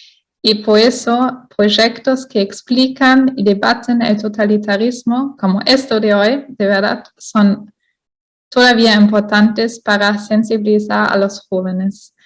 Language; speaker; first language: Spanish; non-native, fluent; German